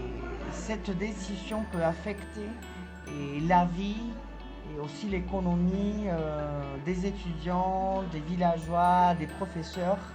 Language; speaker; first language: French; non-native, fluent; Spanish